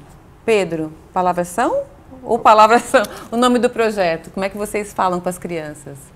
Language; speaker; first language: Portuguese; native; Portuguese